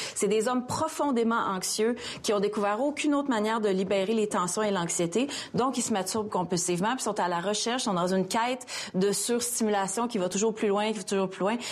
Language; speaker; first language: French; native; French